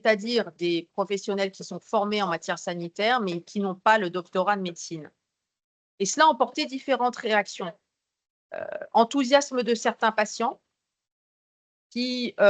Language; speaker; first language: French; native; French